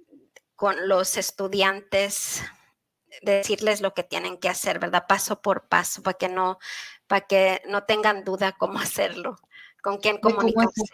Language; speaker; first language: Spanish; early bilingual, heritage; Spanish